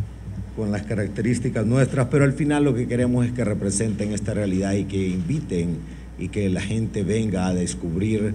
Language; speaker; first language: Spanish; native; Spanish